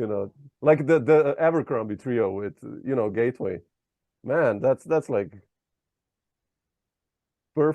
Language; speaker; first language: English; non-native, fluent; Slovenian